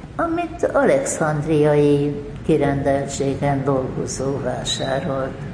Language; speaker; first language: Hungarian; native; Hungarian